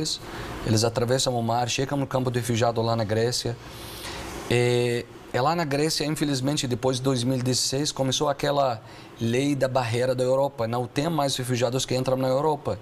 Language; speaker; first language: Portuguese; non-native, fluent; Arabic